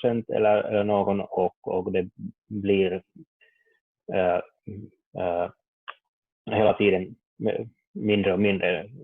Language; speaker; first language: Swedish; non-native, learner; Finnish